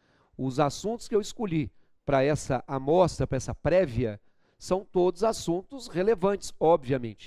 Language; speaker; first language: Portuguese; native; Portuguese